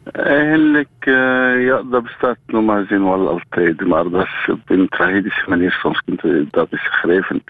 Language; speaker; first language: Dutch; non-native, fluent; Arabic